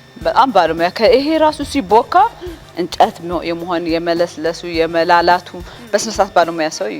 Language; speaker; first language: Amharic; non-native, local second language; Tigrinya